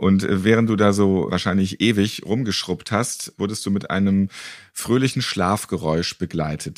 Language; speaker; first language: German; native; German